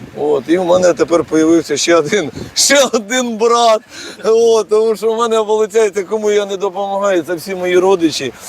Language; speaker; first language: Ukrainian; native; Ukrainian